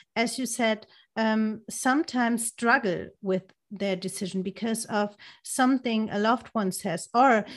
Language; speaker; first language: English; non-native, fluent; German